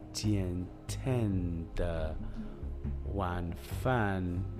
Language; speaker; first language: Chinese; non-native, learner; English